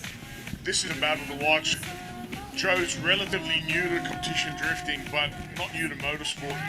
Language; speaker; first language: English; native; English